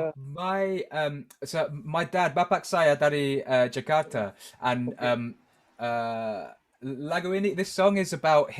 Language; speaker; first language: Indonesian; non-native, learner; English